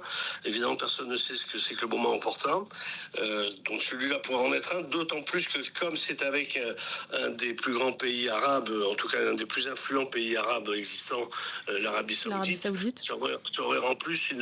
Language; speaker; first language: French; native; French